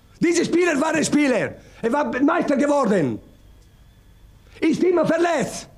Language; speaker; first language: German; non-native, learner; Italian